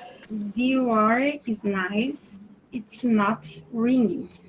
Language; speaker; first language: English; non-native, learner; Portuguese